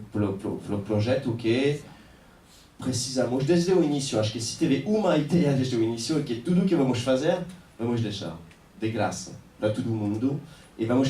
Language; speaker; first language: Portuguese; non-native, fluent; French